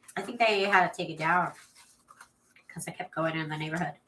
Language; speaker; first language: English; native; English